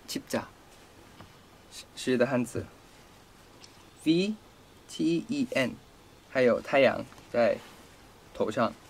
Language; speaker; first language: Chinese; non-native, fluent; Thai